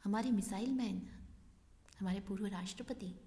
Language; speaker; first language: Hindi; non-native, local second language; Marathi